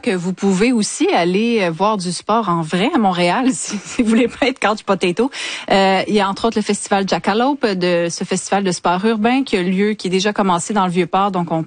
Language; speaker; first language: French; native; French